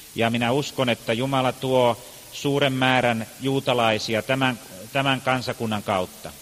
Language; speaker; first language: Finnish; native; Finnish